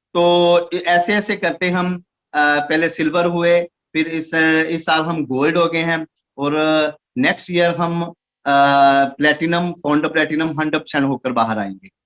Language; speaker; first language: Hindi; non-native, local second language; Punjabi